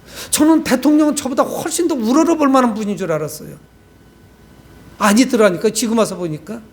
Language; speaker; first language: Korean; native; Korean